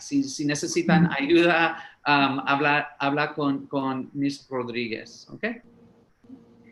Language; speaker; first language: Spanish; early bilingual, heritage; English